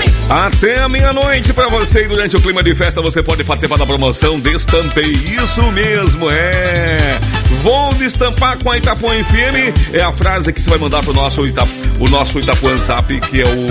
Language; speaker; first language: Portuguese; native; Portuguese